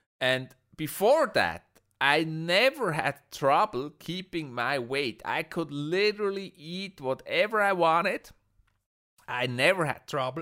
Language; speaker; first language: English; non-native, fluent; Swiss German